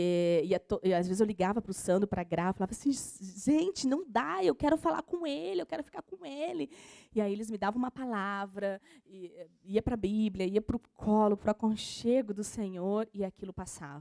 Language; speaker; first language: Portuguese; native; Portuguese